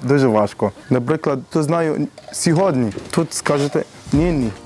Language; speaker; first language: Ukrainian; non-native, learner; Arabic